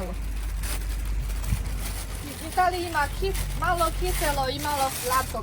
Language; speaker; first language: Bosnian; non-native, learner; Chinese